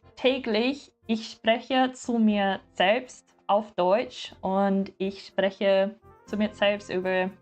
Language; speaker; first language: German; non-native, learner; English